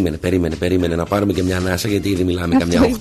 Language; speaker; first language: Greek; native; Greek